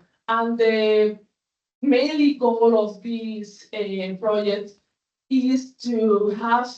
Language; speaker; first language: English; non-native, fluent; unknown